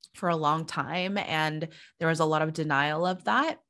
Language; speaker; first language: English; early bilingual, other home language; Filipino